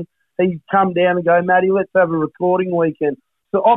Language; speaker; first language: English; native; English